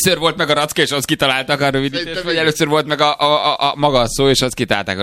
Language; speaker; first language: Hungarian; native; Hungarian